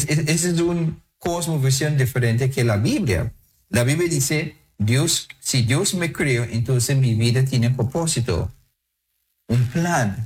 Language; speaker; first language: Spanish; non-native, fluent; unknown